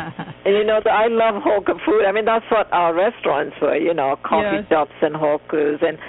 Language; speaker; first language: English; non-native, local second language; Tamil